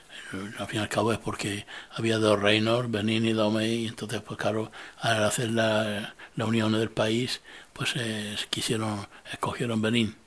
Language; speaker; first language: Spanish; native; Spanish